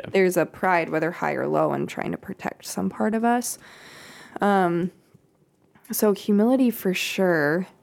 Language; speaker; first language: English; native; English